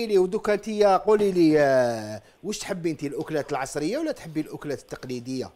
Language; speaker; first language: Arabic; native; Arabic